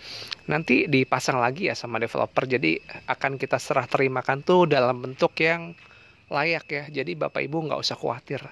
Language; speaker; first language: Indonesian; native; Indonesian